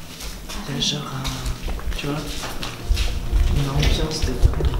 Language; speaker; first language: French; native; French